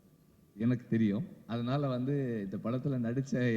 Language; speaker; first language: Tamil; native; Tamil